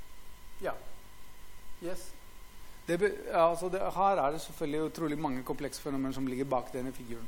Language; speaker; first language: Norwegian; non-native, fluent; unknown